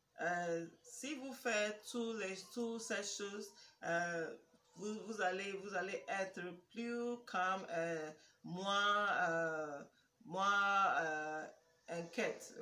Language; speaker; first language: French; non-native, learner; English